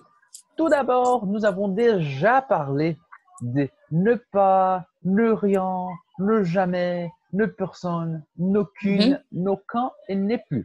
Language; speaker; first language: French; non-native, fluent; Portuguese